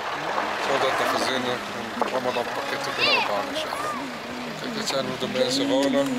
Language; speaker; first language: Dutch; early bilingual, other home language; Arabic